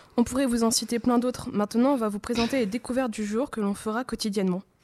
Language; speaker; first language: French; native; French